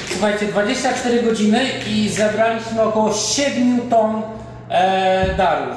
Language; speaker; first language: Polish; native; Polish